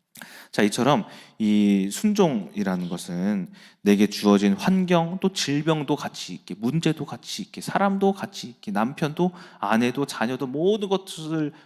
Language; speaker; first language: Korean; native; Korean